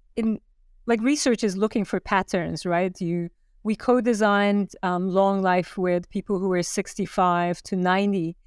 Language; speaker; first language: English; non-native, fluent; Turkish